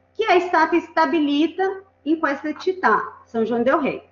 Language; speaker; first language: Italian; non-native, fluent; Portuguese